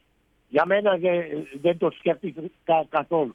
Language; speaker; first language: Greek; early bilingual, heritage; Greek